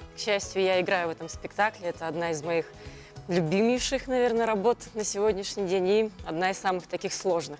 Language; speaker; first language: Russian; native; Russian